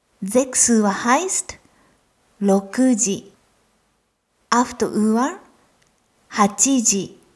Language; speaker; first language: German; non-native, fluent; Japanese